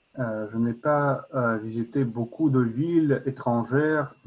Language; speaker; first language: French; non-native, learner; Russian